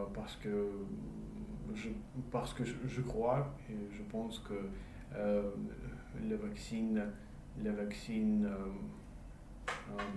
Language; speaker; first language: French; non-native, learner; English